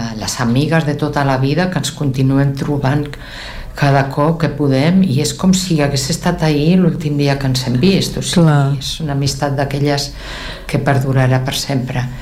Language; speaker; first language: Catalan; non-native, local second language; Spanish